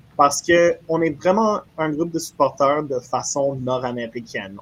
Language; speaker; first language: French; native; French